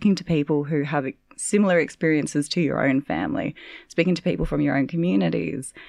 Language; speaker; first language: English; native; English